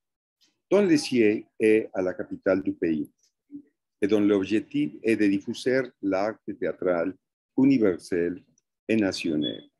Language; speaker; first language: French; non-native, fluent; Spanish